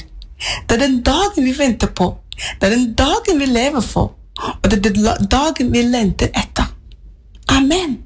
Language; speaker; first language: Swedish; non-native, learner; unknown